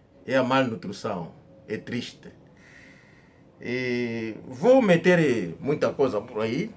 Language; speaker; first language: Portuguese; non-native, local second language; Kongo